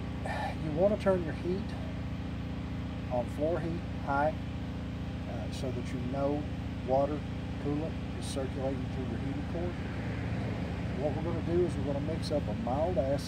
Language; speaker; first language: English; native; English